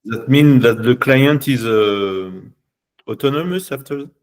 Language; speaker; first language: English; non-native, learner; French